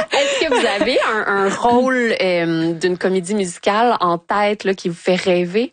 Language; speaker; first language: French; native; French